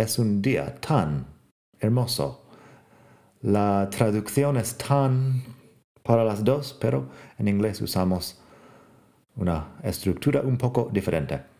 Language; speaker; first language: Spanish; non-native, fluent; English